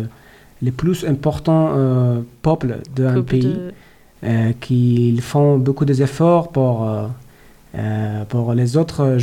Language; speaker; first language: French; non-native, learner; Persian